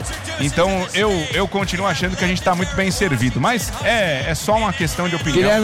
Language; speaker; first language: Portuguese; native; Portuguese